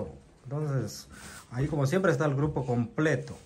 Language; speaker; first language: Spanish; native; Spanish